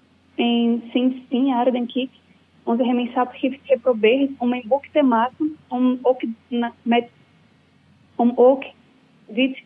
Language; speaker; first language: Dutch; non-native, learner; Portuguese